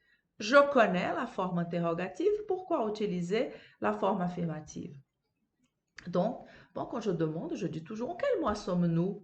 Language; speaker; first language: French; non-native, fluent; Portuguese